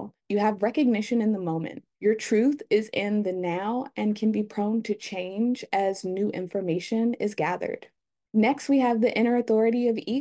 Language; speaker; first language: English; native; English